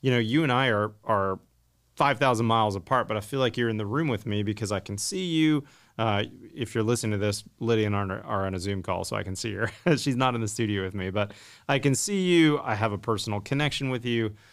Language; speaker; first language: English; native; English